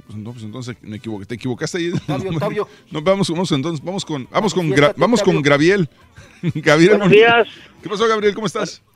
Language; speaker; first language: Spanish; native; Spanish